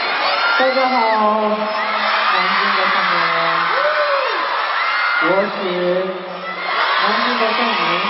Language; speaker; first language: Chinese; non-native, learner; Korean